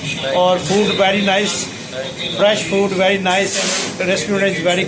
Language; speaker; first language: English; non-native, learner; Urdu